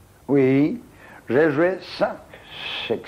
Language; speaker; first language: French; non-native, fluent; Portuguese